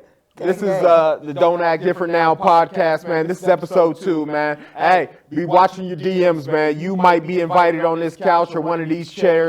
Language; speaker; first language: English; native; English